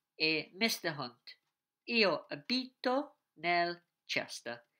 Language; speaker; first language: Italian; non-native, learner; English